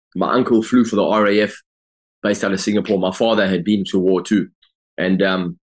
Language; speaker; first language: English; native; English